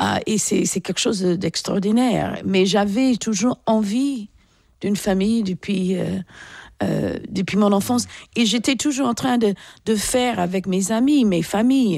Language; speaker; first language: French; non-native, fluent; English